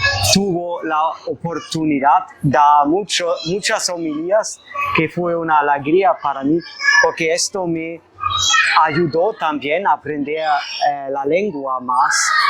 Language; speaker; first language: Spanish; non-native, fluent; German